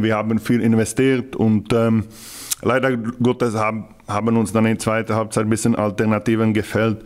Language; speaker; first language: German; non-native, fluent; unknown